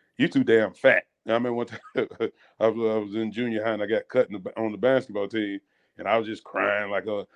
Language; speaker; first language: English; native; English